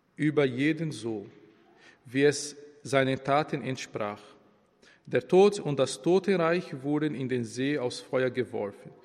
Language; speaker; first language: German; non-native, fluent; Portuguese